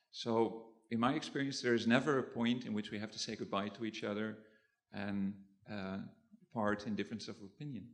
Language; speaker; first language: English; non-native, fluent; Dutch